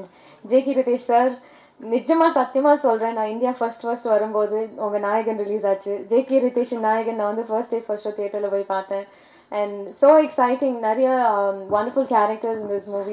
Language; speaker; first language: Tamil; early bilingual, heritage; English